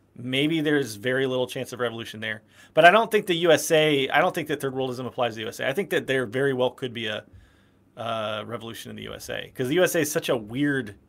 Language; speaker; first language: English; native; English